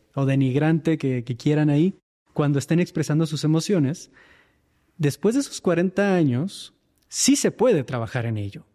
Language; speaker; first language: Spanish; native; Spanish